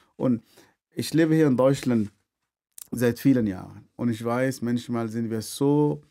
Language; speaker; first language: German; non-native, fluent; Arabic